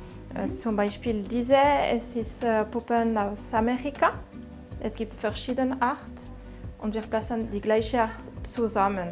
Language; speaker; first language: German; non-native, local second language; French